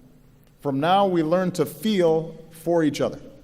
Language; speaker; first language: English; native; English